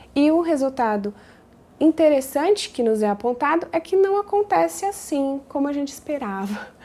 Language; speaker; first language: Portuguese; native; Portuguese